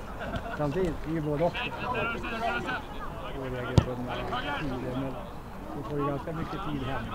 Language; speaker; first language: Swedish; native; Swedish